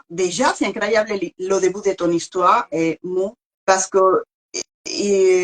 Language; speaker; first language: French; non-native, learner; Spanish